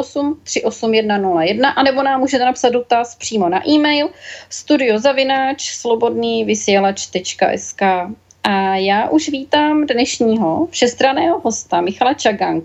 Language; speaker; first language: Czech; native; Czech